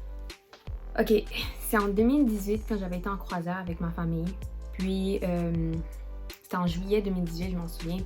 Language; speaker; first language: French; native; French